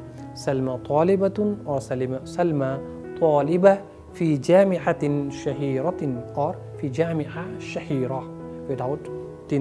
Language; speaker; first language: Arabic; non-native, fluent; Urdu